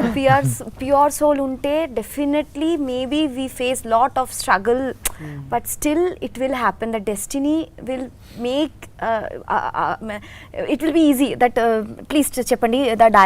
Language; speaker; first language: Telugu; non-native, learner; Bangla